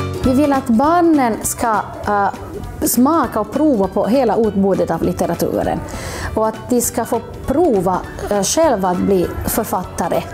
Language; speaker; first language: Swedish; non-native, local second language; Finnish